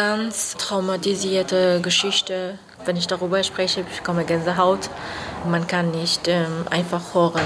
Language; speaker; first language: German; non-native, fluent; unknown